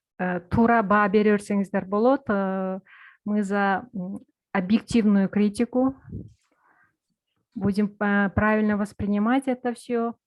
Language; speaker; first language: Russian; non-native, local second language; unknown